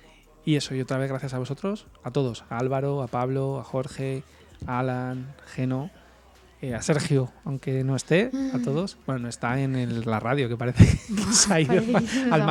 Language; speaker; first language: Spanish; native; Spanish